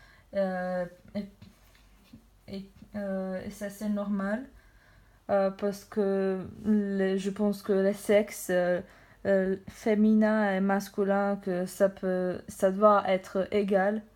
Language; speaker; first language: French; non-native, learner; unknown